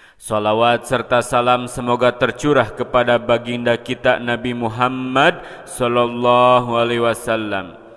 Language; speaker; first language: Indonesian; non-native, local second language; Sundanese